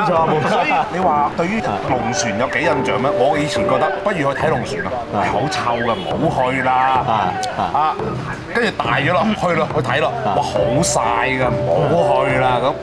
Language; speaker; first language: Cantonese; native; Cantonese